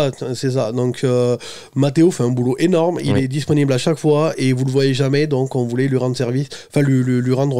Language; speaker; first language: French; native; French